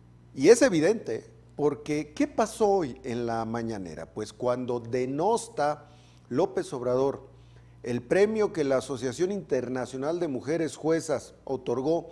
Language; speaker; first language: Spanish; native; Spanish